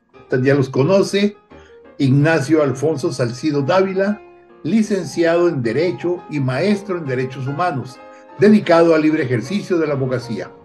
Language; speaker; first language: Spanish; native; Spanish